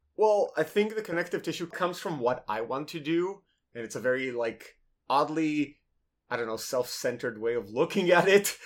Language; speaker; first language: English; non-native, fluent; Hebrew